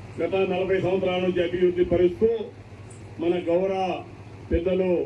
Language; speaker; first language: Telugu; non-native, local second language; Lambadi